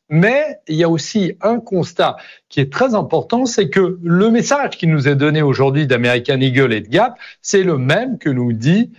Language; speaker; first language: French; native; French